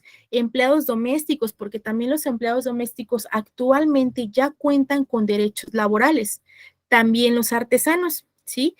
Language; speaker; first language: Spanish; native; Spanish